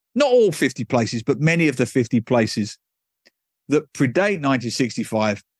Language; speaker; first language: English; native; English